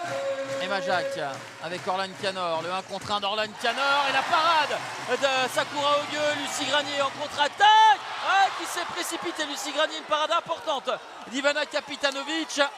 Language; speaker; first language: French; native; French